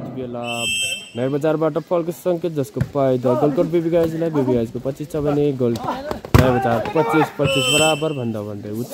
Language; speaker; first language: Nepali; native; Nepali